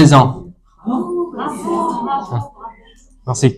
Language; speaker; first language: French; non-native, fluent; English